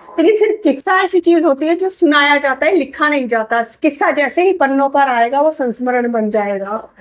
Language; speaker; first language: Hindi; native; Hindi